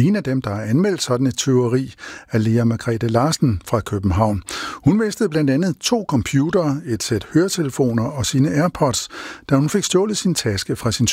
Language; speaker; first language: Danish; native; Danish